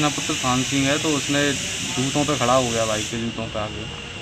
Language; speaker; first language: Hindi; native; Hindi